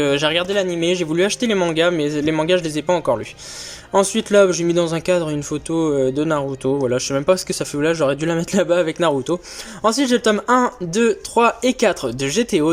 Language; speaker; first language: French; native; French